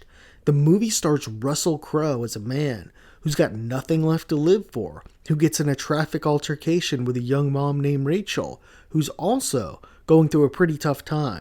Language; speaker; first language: English; native; English